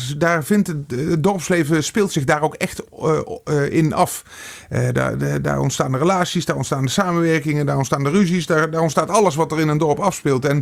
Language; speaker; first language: Dutch; native; Dutch